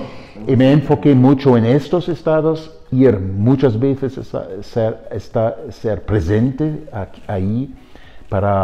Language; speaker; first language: Spanish; non-native, fluent; German